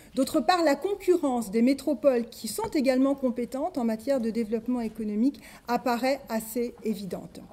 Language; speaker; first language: French; native; French